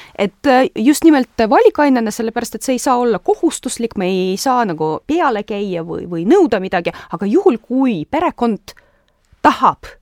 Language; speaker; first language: Estonian; non-native, local second language; Russian